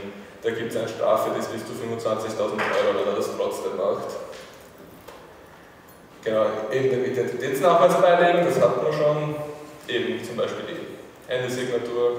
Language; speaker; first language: German; native; German